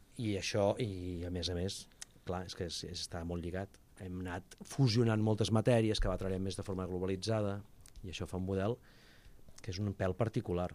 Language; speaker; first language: Catalan; native; Catalan